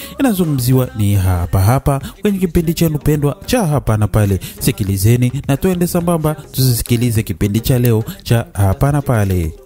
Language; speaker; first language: Swahili; native; Swahili